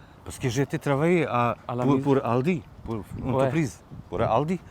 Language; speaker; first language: French; non-native, learner; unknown